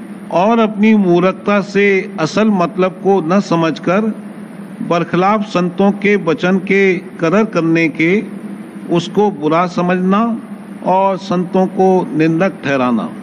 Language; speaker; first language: Hindi; native; Hindi